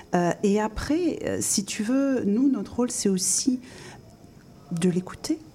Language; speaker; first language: French; native; French